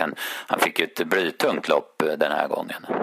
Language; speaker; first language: Swedish; native; Swedish